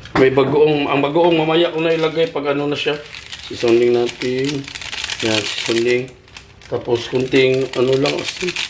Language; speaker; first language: Filipino; non-native, local second language; Cebuano